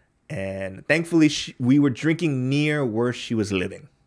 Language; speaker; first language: English; early bilingual, other home language; Korean